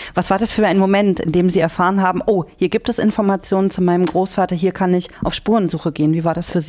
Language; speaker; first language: German; native; German